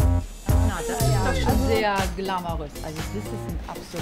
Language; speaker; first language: German; native; German